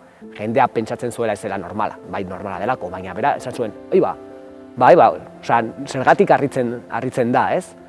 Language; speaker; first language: Basque; non-native, local second language; Spanish